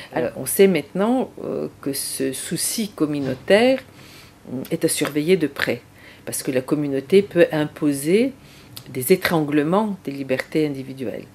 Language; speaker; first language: French; non-native, fluent; Bulgarian